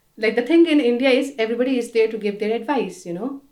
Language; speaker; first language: English; non-native, local second language; Hindi